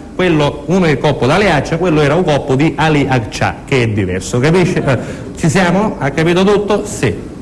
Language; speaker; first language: Italian; native; Italian